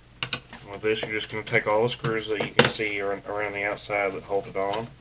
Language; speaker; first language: English; native; English